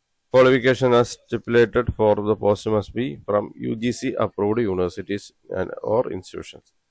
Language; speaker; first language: English; non-native, local second language; Malayalam